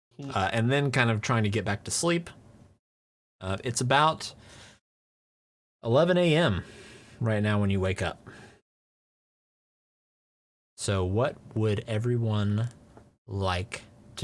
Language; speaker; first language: English; native; English